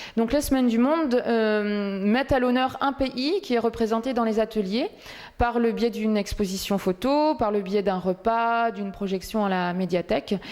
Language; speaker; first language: French; native; French